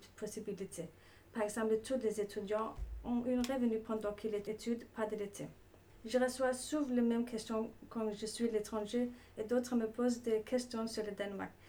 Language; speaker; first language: French; non-native, learner; Danish